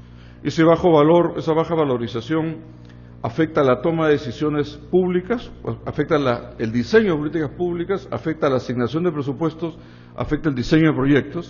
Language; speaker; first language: Spanish; native; Spanish